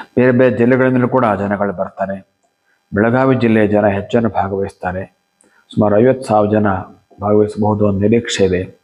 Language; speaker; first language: Kannada; native; Kannada